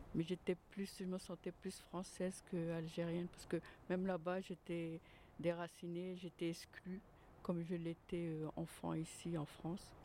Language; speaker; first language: French; early bilingual, other home language; Arabic